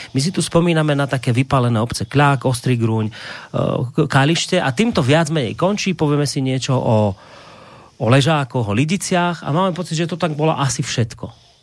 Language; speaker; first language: Slovak; native; Slovak